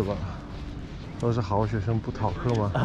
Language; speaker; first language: Chinese; non-native, fluent; English